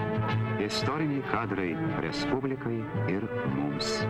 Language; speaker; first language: Lithuanian; native; Lithuanian